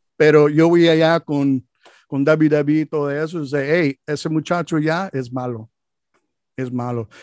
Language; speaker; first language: Spanish; non-native, learner; English